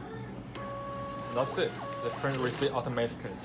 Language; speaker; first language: English; non-native, learner; Chinese